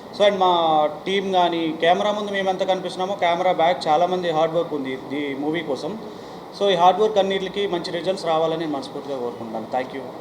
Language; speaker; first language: Telugu; native; Telugu